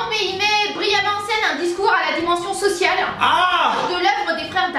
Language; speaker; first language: French; native; French